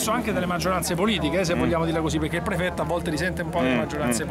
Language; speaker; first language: Italian; native; Italian